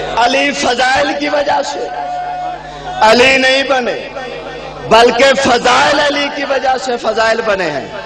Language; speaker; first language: Urdu; non-native, local second language; Saraiki